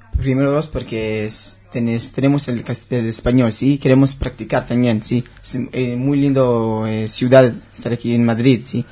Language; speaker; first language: Spanish; non-native, learner; Hebrew